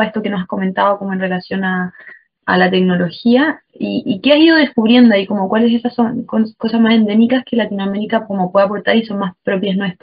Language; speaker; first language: Spanish; native; Spanish